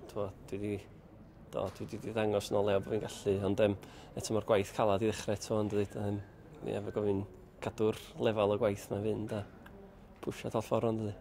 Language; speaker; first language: Welsh; native; Welsh